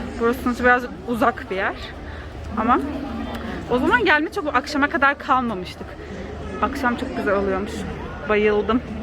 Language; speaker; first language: Turkish; native; Turkish